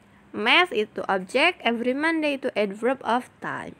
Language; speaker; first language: English; non-native, fluent; Indonesian